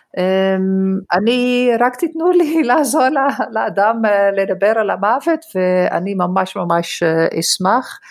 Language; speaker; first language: Hebrew; non-native, fluent; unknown